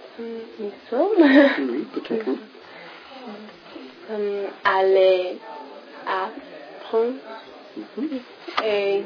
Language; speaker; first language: French; non-native, learner; English